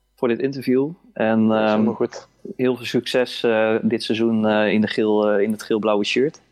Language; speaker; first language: Dutch; native; Dutch